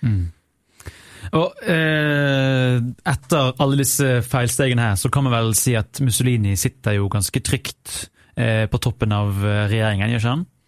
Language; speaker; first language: Norwegian; native; Norwegian